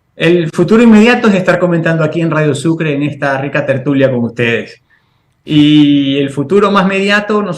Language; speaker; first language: Spanish; native; Spanish